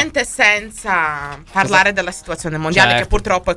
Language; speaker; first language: Italian; native; Italian